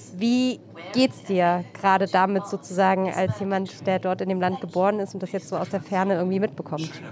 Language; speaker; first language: German; native; German